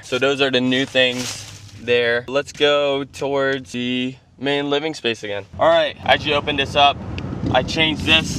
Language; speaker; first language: English; native; English